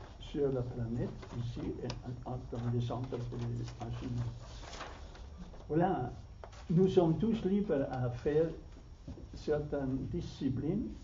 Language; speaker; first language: French; non-native, fluent; German